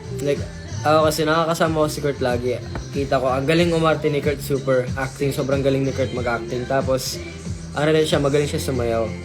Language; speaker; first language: Filipino; native; Filipino